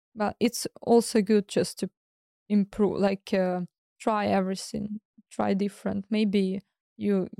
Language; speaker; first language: English; non-native, fluent; Ukrainian